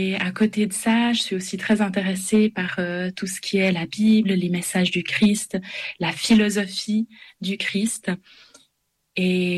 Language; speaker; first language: French; native; French